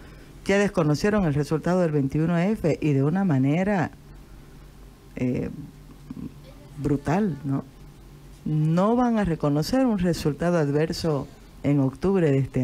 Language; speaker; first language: Spanish; native; Spanish